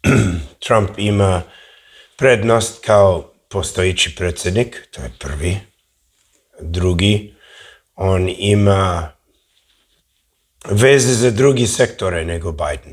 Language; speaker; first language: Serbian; early bilingual, heritage; English